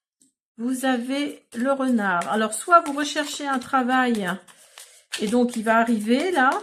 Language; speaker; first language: French; native; French